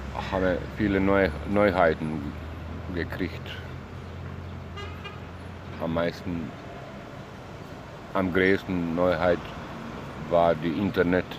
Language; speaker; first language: German; non-native, learner; Bosnian